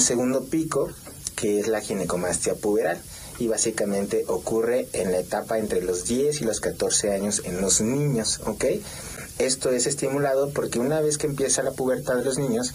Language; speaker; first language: Spanish; native; Spanish